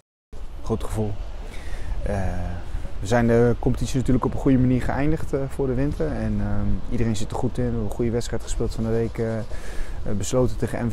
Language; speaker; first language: Dutch; native; Dutch